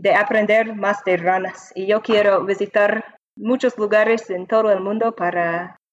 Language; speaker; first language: Spanish; non-native, learner; English